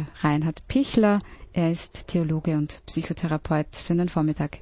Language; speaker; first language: German; native; German